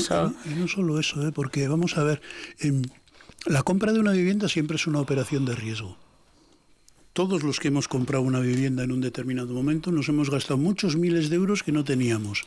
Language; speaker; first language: Spanish; native; Spanish